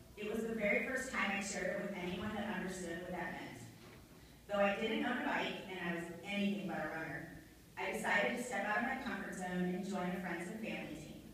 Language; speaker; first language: English; native; English